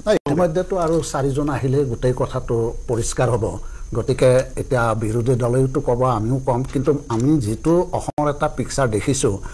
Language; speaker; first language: Assamese; native; Assamese